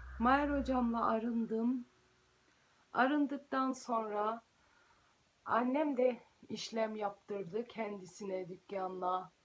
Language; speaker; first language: Turkish; early bilingual, heritage; Turkish